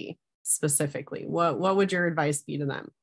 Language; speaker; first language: English; native; English